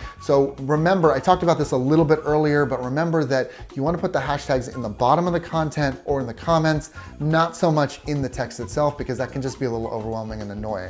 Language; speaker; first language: English; native; English